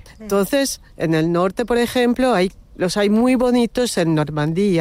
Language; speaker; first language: Spanish; non-native, fluent; French